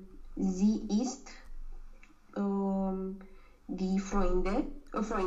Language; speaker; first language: German; non-native, learner; Romanian